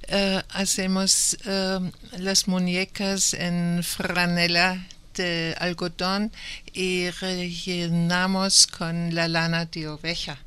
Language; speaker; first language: Spanish; non-native, learner; German